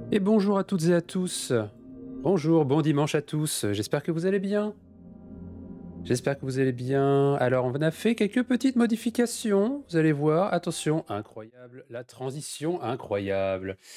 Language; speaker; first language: French; native; French